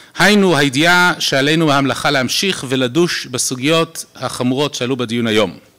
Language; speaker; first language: Hebrew; native; Hebrew